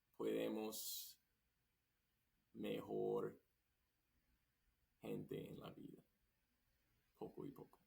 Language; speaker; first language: Spanish; non-native, learner; English